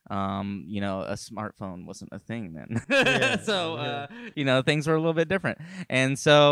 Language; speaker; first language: English; native; English